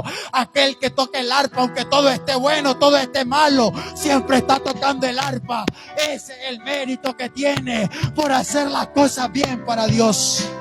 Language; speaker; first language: Spanish; native; Spanish